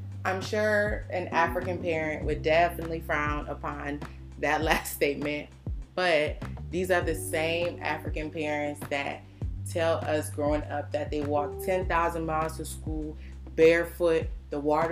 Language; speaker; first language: English; native; English